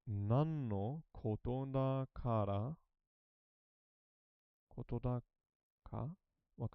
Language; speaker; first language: Japanese; non-native, learner; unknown